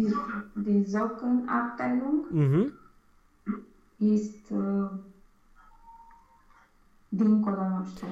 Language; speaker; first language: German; non-native, learner; Romanian